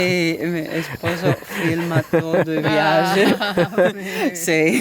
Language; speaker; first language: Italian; non-native, learner; Portuguese